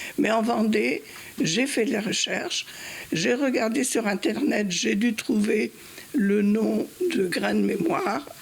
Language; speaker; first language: French; early bilingual, other home language; Spanish